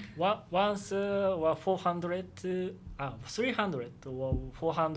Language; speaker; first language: English; non-native, learner; Japanese